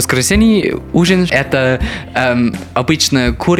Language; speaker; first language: Russian; non-native, learner; English